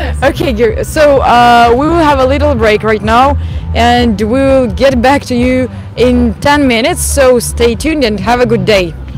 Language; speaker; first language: English; non-native, fluent; Ukrainian